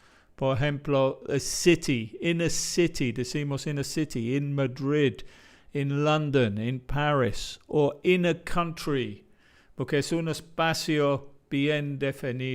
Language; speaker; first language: Spanish; non-native, fluent; English